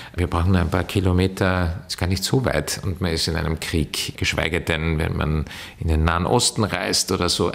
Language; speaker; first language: German; early bilingual, other home language; Turkish